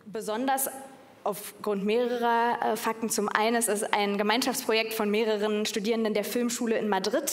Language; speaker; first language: German; native; German